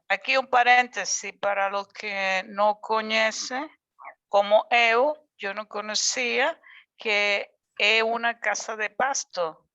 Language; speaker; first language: Portuguese; non-native, learner; Spanish